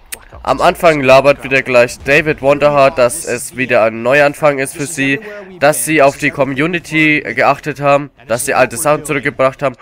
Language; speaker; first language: German; native; German